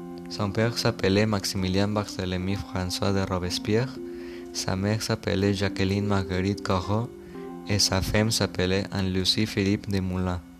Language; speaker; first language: French; non-native, learner; Spanish